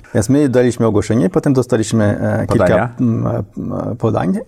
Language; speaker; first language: Polish; non-native, fluent; French